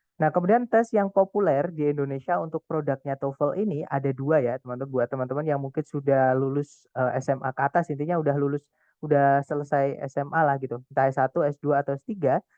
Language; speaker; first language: Indonesian; non-native, local second language; Javanese